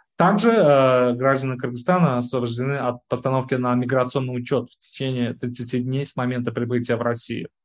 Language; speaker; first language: Russian; non-native, local second language; Uzbek